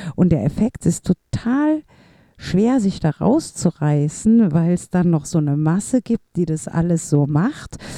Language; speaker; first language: German; native; German